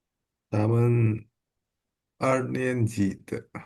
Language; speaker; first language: Chinese; non-native, learner; Indonesian